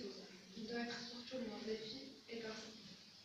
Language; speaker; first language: French; non-native, local second language; Arabic